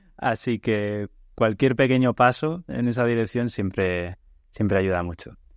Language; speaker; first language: Spanish; native; Spanish